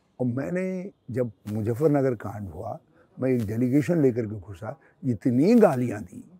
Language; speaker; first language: Hindi; native; Hindi